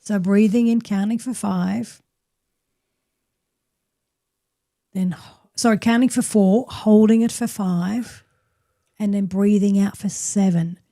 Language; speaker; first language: English; native; English